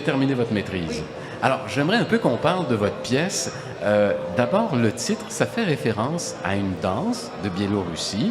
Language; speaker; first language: French; native; French